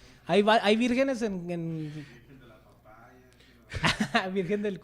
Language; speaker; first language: Spanish; native; Spanish